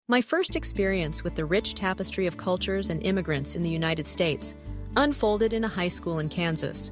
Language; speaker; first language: English; early bilingual, other home language; Russian